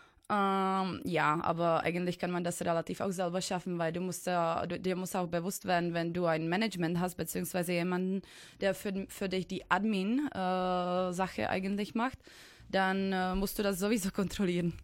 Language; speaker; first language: German; non-native, fluent; Czech